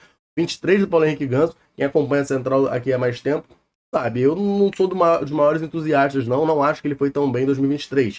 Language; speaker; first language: Portuguese; native; Portuguese